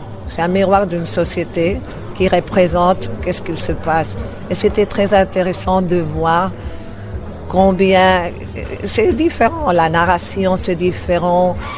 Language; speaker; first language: French; non-native, fluent; Spanish